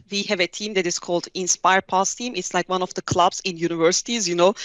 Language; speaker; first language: English; non-native, fluent; Turkish